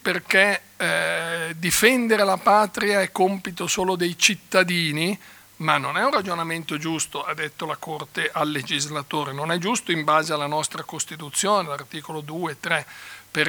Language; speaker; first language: Italian; native; Italian